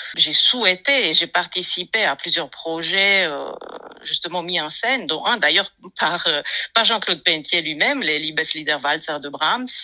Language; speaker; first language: French; non-native, fluent; Romanian